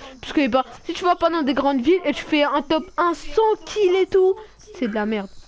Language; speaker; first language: French; native; French